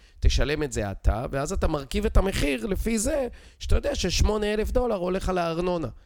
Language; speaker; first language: Hebrew; native; Hebrew